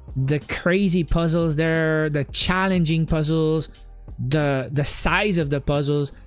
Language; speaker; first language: English; native; English